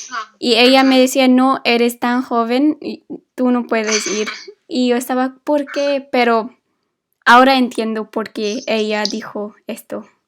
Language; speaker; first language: Spanish; non-native, fluent; English